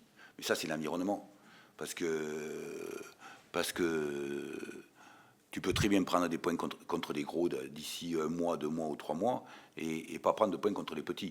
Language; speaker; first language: French; native; French